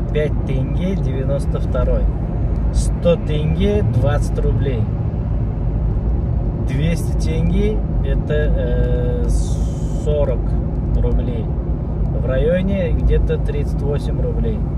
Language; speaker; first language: Russian; non-native, fluent; Uzbek